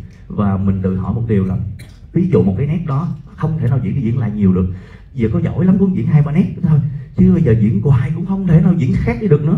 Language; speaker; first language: Vietnamese; native; Vietnamese